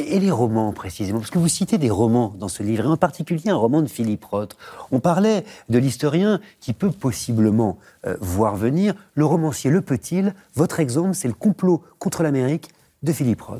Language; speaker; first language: French; native; French